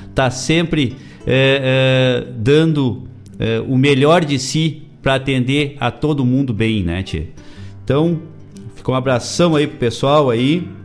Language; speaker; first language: Portuguese; native; Portuguese